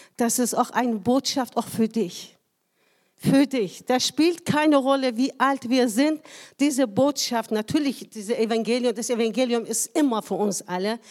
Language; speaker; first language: German; non-native, fluent; Persian